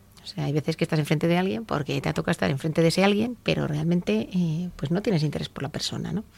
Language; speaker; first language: Spanish; native; Spanish